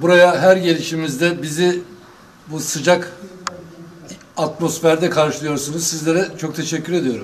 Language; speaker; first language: Turkish; native; Turkish